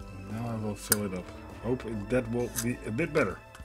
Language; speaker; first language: English; non-native, fluent; Dutch